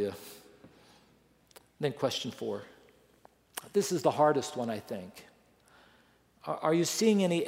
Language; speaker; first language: English; native; English